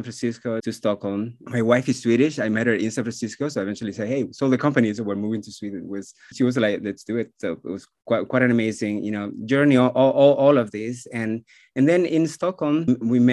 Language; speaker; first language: English; non-native, fluent; Spanish